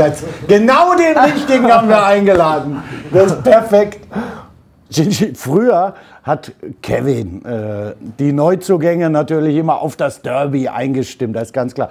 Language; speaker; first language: German; native; German